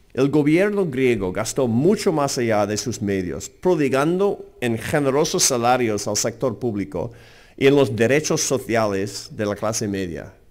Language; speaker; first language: Spanish; non-native, fluent; English